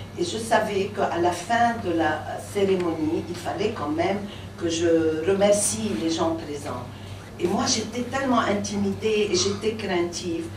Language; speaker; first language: French; non-native, local second language; Arabic